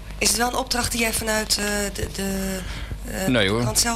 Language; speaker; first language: Dutch; native; Dutch